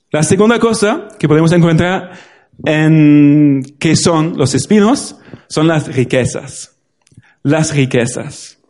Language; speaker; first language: Spanish; non-native, fluent; German